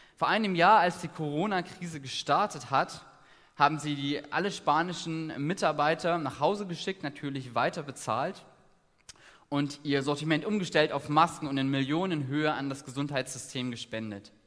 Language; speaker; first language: German; native; German